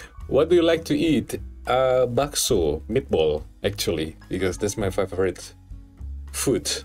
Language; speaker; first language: English; non-native, learner; Indonesian